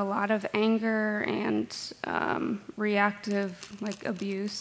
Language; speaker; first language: English; native; English